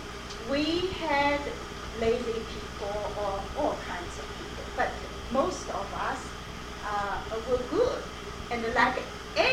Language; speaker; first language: English; non-native, fluent; Chinese